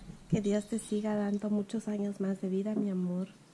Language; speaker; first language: Spanish; native; Spanish